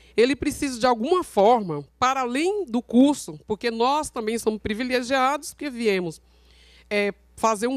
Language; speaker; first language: Portuguese; native; Portuguese